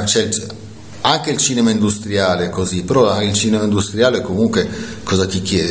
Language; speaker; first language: Italian; native; Italian